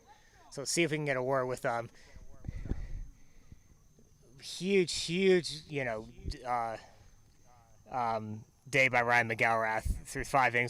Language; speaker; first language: English; native; English